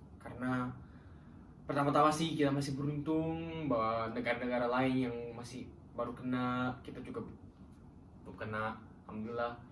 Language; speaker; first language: Indonesian; early bilingual, other home language; German